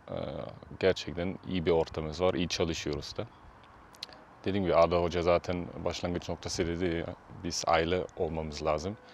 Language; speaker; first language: Turkish; early bilingual, heritage; Turkish